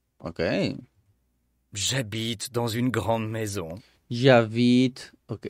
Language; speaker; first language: French; non-native, learner; Spanish